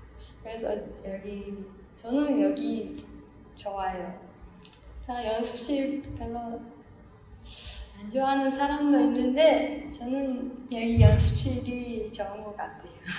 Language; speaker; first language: Korean; non-native, fluent; Japanese